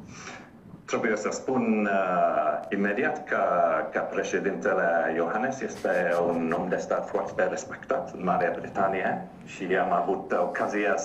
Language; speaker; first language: Romanian; non-native, learner; English